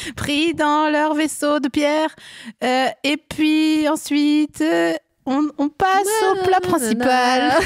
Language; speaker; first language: French; native; French